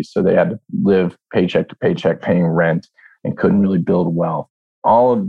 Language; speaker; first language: English; native; English